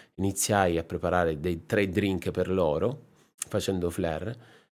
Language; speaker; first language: Italian; native; Italian